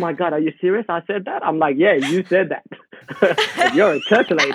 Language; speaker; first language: English; native; English